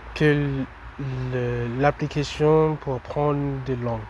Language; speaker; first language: French; non-native, learner; English